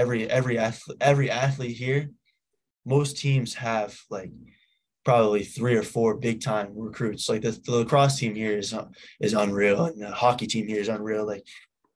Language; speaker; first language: English; native; English